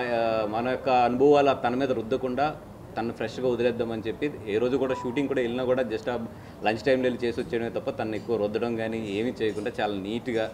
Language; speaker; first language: Telugu; native; Telugu